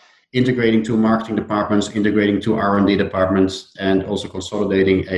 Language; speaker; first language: English; non-native, fluent; Dutch